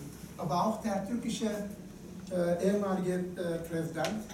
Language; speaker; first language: German; non-native, fluent; Turkish